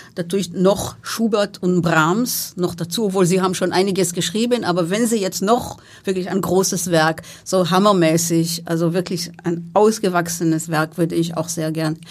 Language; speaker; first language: German; non-native, fluent; Hebrew